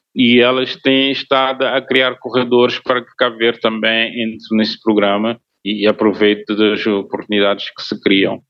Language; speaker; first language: Portuguese; non-native, local second language; Kabuverdianu